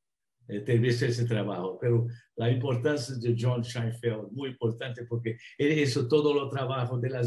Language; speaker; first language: Spanish; non-native, fluent; Portuguese